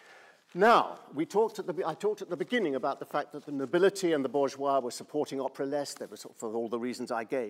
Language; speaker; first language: English; native; English